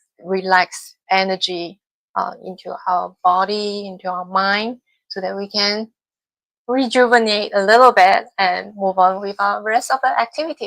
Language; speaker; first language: English; non-native, fluent; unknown